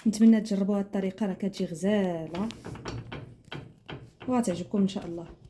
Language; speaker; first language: Arabic; native; Arabic